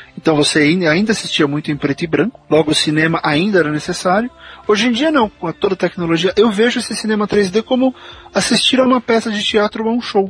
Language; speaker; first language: Portuguese; native; Portuguese